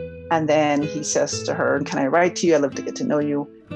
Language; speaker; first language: English; early bilingual, other home language; Spanish